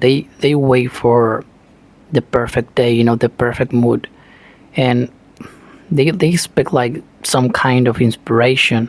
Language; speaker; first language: English; non-native, fluent; Spanish